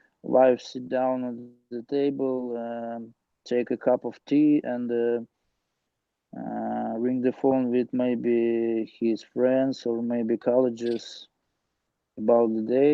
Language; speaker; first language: English; non-native, learner; Russian